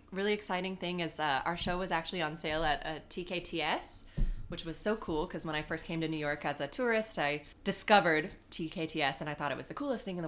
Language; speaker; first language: English; native; English